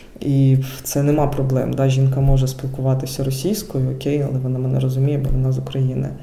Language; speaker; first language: Ukrainian; non-native, local second language; Russian